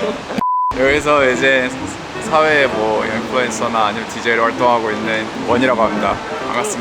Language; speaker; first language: Korean; early bilingual, heritage; Korean